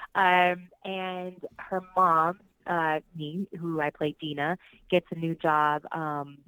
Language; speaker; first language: English; early bilingual, other home language; Spanish